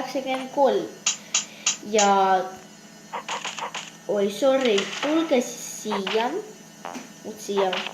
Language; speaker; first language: Estonian; non-native, local second language; Russian